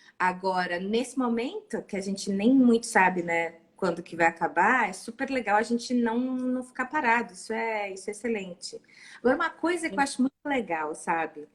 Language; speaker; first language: Portuguese; native; Portuguese